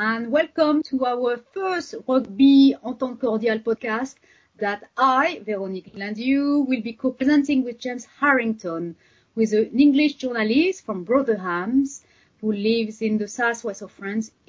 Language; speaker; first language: English; non-native, fluent; French